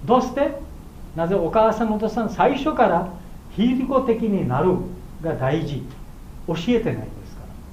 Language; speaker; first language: Japanese; non-native, learner; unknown